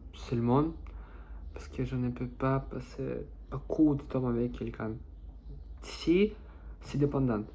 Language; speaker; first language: French; non-native, learner; Russian